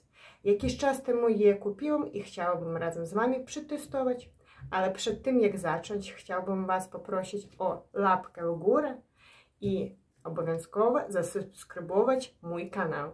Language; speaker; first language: Polish; non-native, learner; Ukrainian